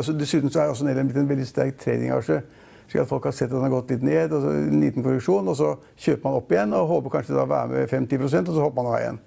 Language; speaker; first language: Norwegian; native; Norwegian